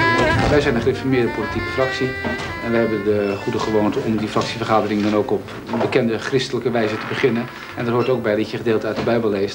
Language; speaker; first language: Dutch; native; Dutch